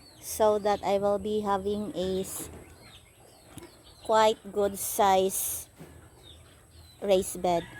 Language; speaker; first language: English; non-native, local second language; Filipino